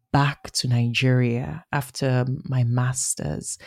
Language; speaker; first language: English; non-native, local second language; Igbo